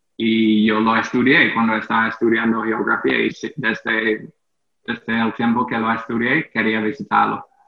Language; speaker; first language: Spanish; non-native, fluent; English